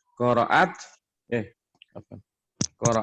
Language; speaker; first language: Arabic; non-native, fluent; Indonesian